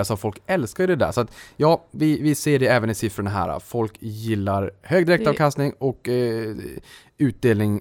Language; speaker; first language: Swedish; native; Swedish